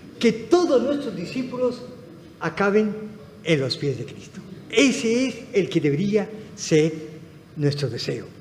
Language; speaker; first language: Spanish; non-native, fluent; Arabic